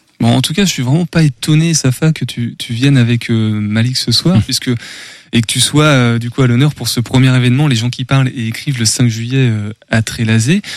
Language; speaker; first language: French; native; French